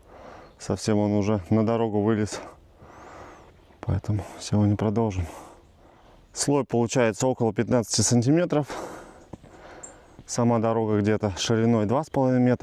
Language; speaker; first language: Russian; native; Russian